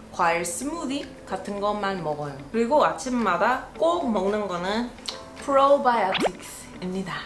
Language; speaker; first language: Korean; non-native, fluent; English